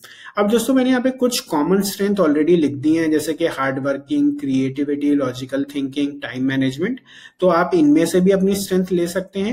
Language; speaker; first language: Hindi; native; Hindi